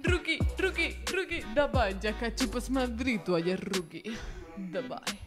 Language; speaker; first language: Russian; non-native, learner; Spanish